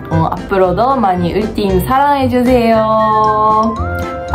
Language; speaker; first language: Korean; non-native, fluent; Japanese